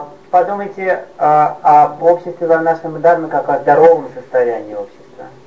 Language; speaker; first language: Russian; native; Russian